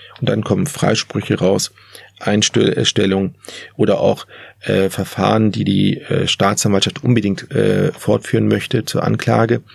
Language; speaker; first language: German; early bilingual, other home language; Turkish